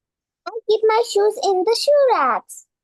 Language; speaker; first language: English; non-native, learner; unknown